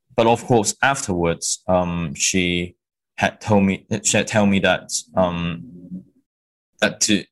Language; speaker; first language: English; non-native, local second language; Cantonese